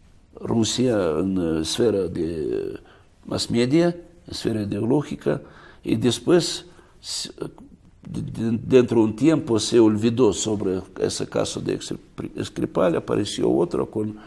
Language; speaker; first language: Spanish; non-native, fluent; Russian